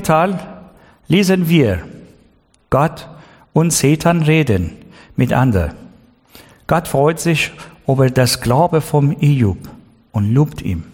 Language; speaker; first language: German; non-native, learner; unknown